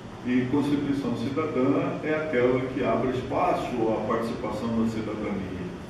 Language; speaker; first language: Portuguese; native; Portuguese